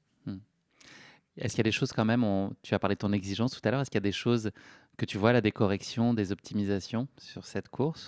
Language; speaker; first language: French; native; French